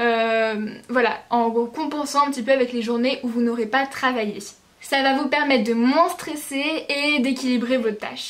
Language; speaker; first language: French; native; French